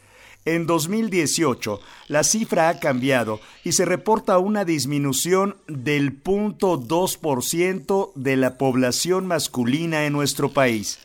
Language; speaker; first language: Spanish; native; Spanish